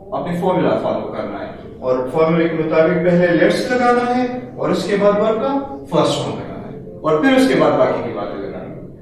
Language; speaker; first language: Urdu; non-native, local second language; Pashto